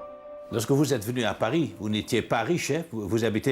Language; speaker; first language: French; non-native, fluent; Dutch